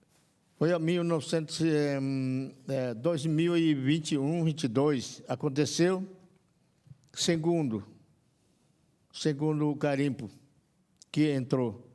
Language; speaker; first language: Portuguese; non-native, local second language; Yanomámi